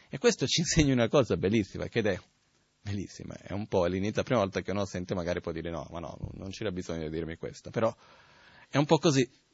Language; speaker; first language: Italian; non-native, fluent; Portuguese